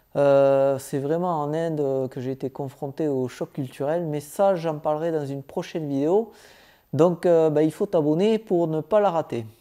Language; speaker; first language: French; native; French